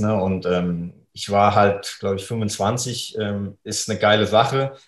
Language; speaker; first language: German; native; German